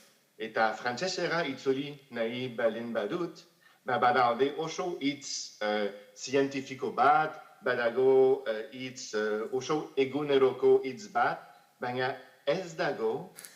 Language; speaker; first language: Basque; non-native, fluent; French